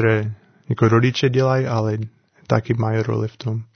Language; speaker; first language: Czech; non-native, learner; English